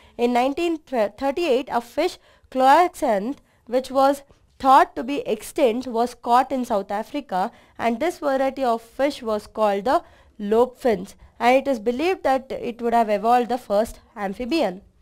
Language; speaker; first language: English; non-native, local second language; Kannada